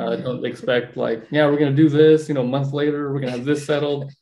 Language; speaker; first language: English; native; English